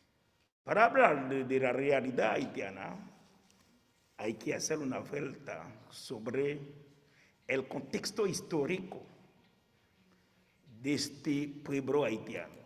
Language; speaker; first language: Spanish; non-native, fluent; Haitian Creole